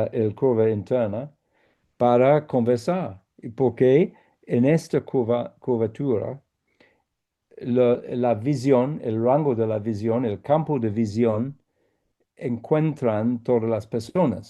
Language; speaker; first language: Spanish; non-native, fluent; English